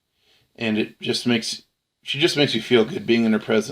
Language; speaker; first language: English; native; English